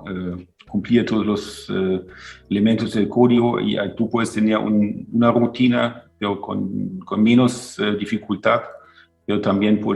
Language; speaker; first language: Spanish; non-native, fluent; German